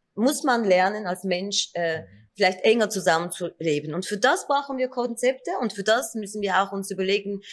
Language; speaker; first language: German; early bilingual, other home language; Kurdish